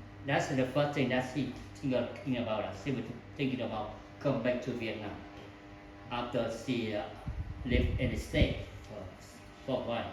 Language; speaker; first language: English; non-native, learner; Vietnamese